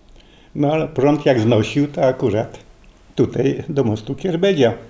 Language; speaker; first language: Polish; native; Polish